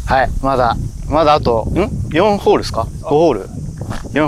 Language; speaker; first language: Japanese; native; Japanese